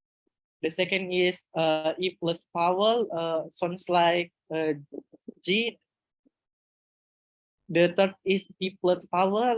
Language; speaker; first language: English; non-native, learner; Indonesian